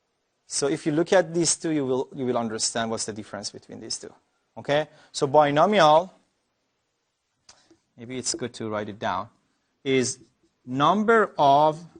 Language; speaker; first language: English; non-native, fluent; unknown